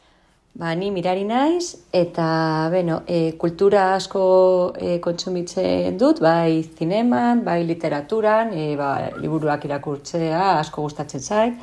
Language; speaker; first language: Basque; non-native, local second language; Spanish